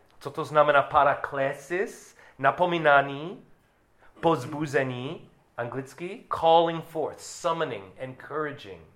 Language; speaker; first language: Czech; non-native, learner; English